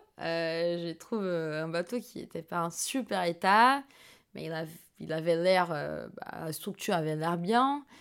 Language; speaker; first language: French; non-native, fluent; Portuguese